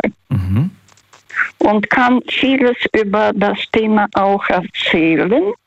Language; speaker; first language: German; non-native, fluent; Russian